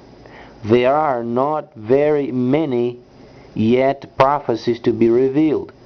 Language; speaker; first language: English; non-native, fluent; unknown